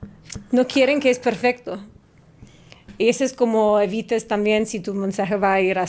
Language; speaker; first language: Spanish; non-native, fluent; English